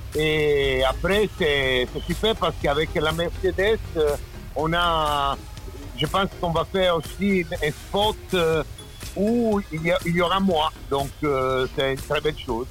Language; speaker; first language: French; non-native, learner; Italian